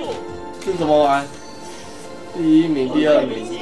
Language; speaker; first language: Chinese; native; Chinese